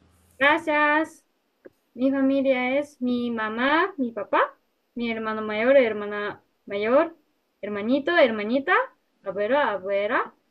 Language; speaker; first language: Spanish; non-native, learner; Japanese